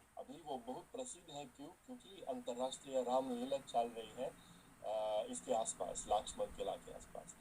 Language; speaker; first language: Hindi; non-native, fluent; Russian